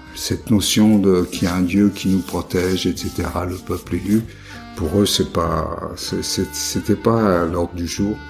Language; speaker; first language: French; native; French